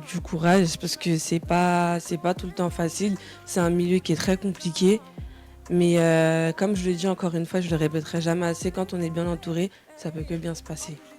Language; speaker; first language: French; early bilingual, other home language; Wolof